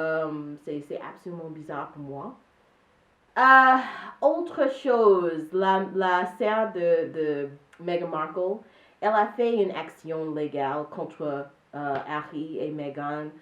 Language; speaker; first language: French; non-native, learner; English